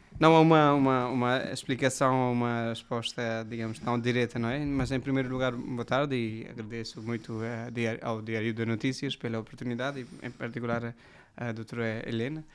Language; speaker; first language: Portuguese; non-native, fluent; Hindi